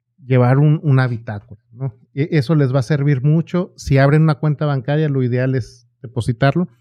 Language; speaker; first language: Spanish; native; Spanish